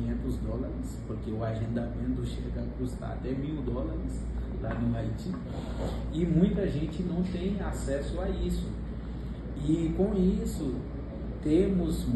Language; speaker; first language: Portuguese; non-native, fluent; Haitian Creole